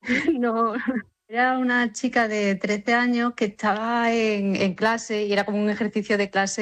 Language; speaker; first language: Spanish; native; Spanish